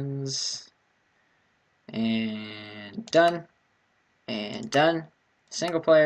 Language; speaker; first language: English; native; English